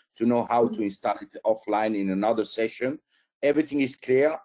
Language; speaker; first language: English; non-native, fluent; Italian